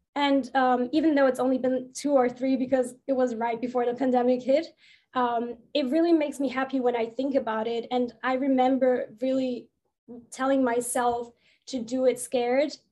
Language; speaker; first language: English; non-native, fluent; German